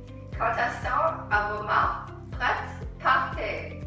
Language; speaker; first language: French; non-native, learner; English